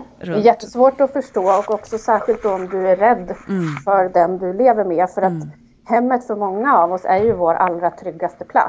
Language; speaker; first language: Swedish; native; Swedish